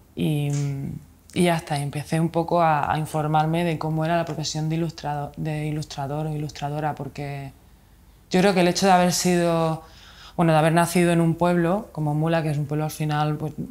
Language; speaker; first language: Spanish; native; Spanish